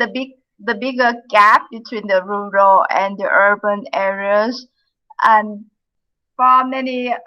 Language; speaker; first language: English; non-native, fluent; Vietnamese